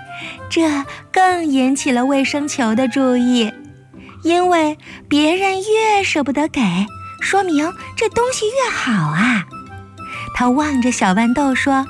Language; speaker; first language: Chinese; native; Chinese